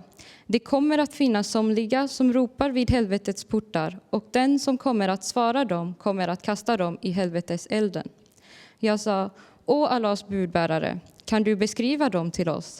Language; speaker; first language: Swedish; early bilingual, other home language; Urdu